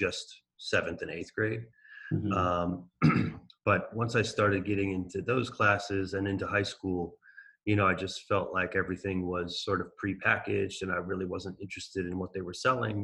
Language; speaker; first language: English; native; English